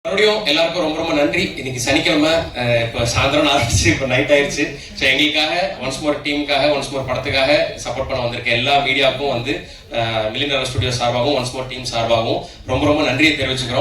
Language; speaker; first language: Tamil; native; Tamil